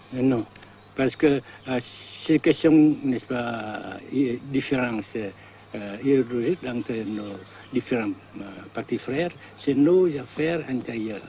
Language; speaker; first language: French; non-native, local second language; Vietnamese